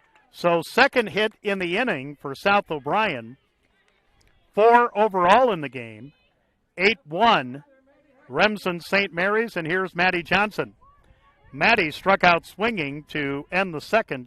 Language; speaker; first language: English; native; English